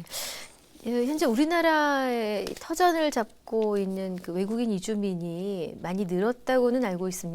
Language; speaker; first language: Korean; native; Korean